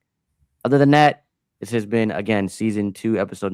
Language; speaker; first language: English; native; English